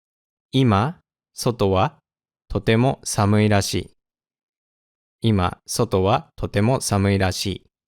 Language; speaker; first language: Japanese; non-native, fluent; English